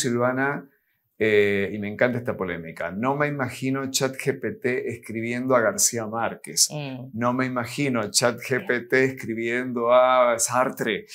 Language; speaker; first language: Spanish; native; Spanish